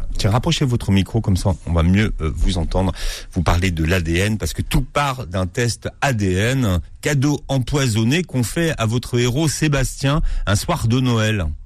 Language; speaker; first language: French; native; French